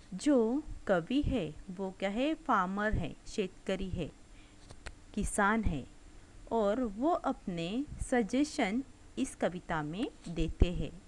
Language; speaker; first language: Hindi; non-native, local second language; Marathi